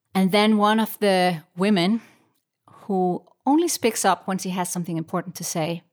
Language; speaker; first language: English; non-native, fluent; Icelandic